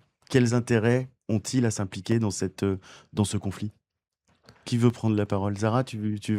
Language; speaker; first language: French; native; French